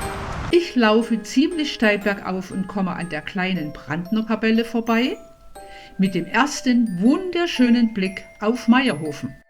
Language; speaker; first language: German; native; German